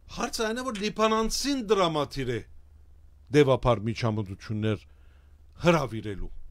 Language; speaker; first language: Armenian; early bilingual, heritage; Armenian